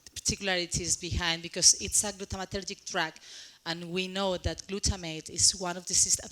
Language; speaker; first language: English; non-native, fluent; Spanish